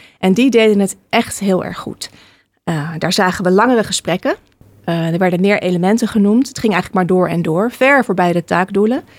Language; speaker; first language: Dutch; native; Dutch